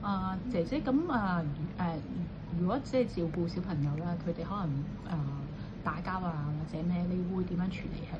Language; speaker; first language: Cantonese; native; Cantonese